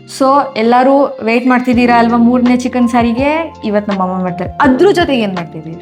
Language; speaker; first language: Kannada; non-native, local second language; Marathi